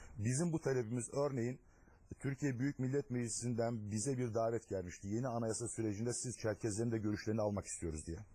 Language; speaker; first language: Turkish; non-native, local second language; Adyghe